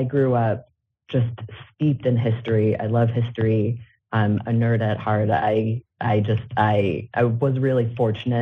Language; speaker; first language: English; native; English